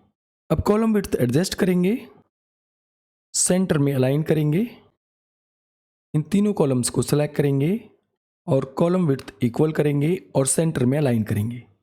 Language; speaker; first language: Hindi; native; Hindi